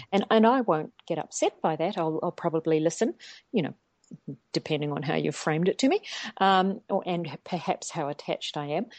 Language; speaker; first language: English; native; English